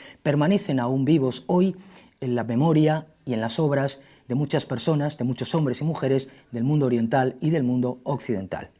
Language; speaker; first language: Spanish; native; Spanish